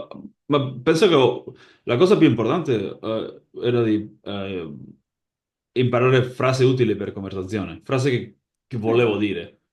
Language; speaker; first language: Italian; non-native, learner; Spanish